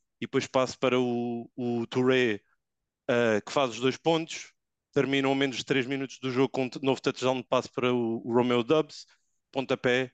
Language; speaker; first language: Portuguese; native; Portuguese